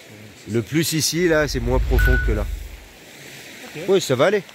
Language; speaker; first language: French; native; French